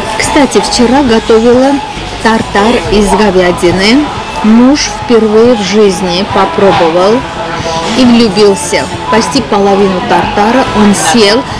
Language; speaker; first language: Russian; non-native, local second language; Armenian